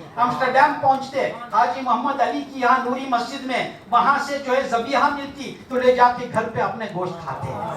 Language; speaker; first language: Urdu; non-native, fluent; English